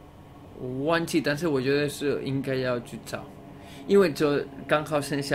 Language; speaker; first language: Chinese; non-native, fluent; English